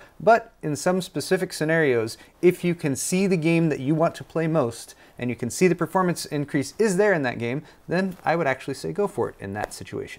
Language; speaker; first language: English; native; English